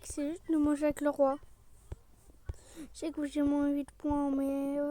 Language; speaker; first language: French; native; French